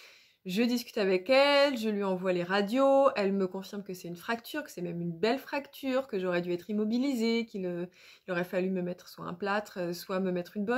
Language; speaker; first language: French; native; French